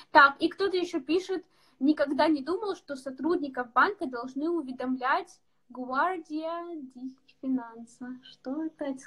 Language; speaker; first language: Russian; native; Russian